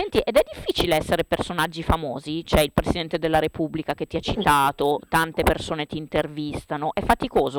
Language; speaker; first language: Italian; native; Italian